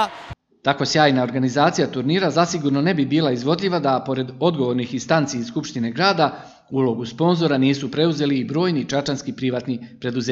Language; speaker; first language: Serbian; native; Serbian